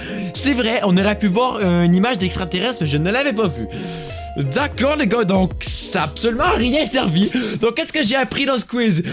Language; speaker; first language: French; native; French